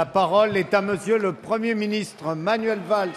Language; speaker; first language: French; native; French